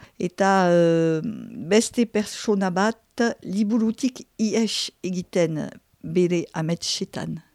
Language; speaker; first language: Basque; non-native, local second language; French